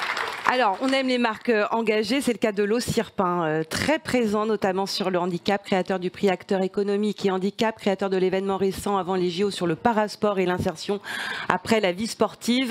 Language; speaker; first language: French; native; French